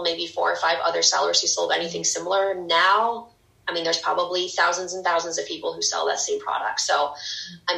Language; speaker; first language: English; native; English